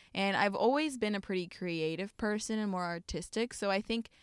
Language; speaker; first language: English; native; English